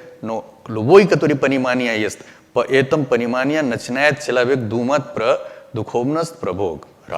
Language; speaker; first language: Russian; non-native, learner; Hindi